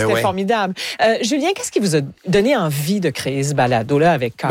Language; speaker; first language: French; native; French